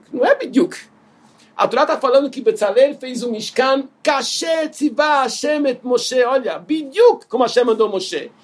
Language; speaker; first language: Portuguese; non-native, fluent; Hebrew